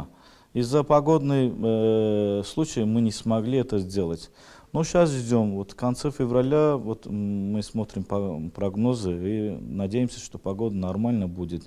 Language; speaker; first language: Russian; non-native, fluent; Georgian